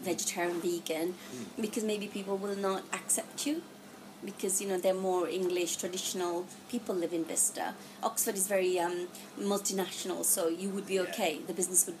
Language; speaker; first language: English; non-native, local second language; Gujarati